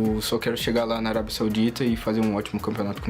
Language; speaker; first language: Portuguese; native; Portuguese